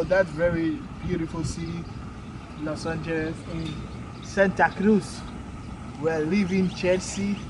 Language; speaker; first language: English; non-native, learner; Haitian Creole